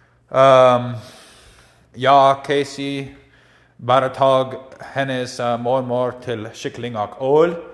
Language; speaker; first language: Swedish; non-native, learner; English